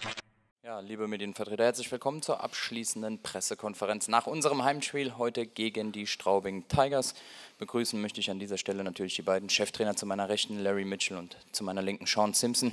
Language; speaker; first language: German; native; German